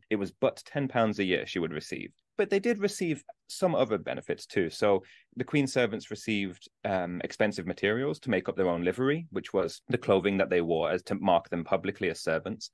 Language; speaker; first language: English; native; English